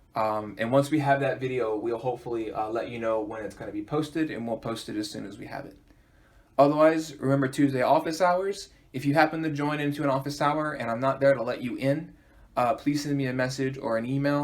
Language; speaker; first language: English; native; English